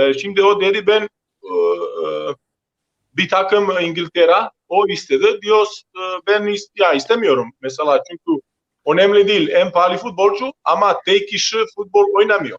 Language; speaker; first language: Turkish; non-native, learner; Croatian